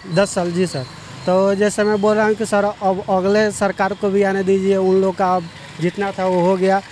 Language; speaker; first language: Hindi; native; Hindi